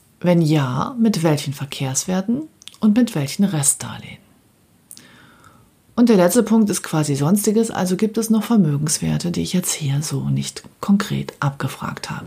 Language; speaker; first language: German; native; German